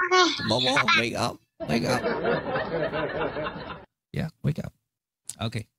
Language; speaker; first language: English; non-native, learner; Chinese